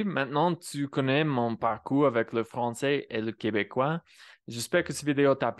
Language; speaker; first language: French; non-native, fluent; English